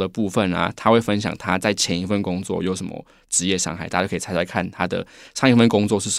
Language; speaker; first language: Chinese; native; Chinese